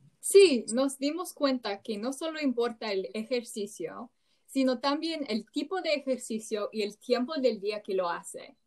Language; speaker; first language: Spanish; non-native, learner; English